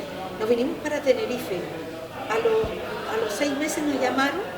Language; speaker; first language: Spanish; native; Spanish